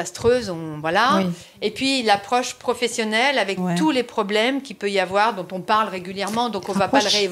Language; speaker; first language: French; native; French